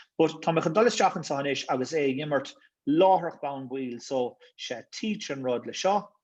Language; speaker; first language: Irish; native; Irish